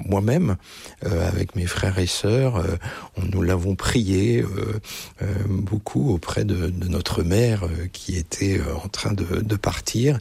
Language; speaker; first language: French; native; French